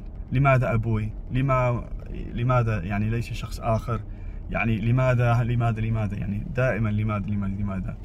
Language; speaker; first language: Arabic; non-native, learner; English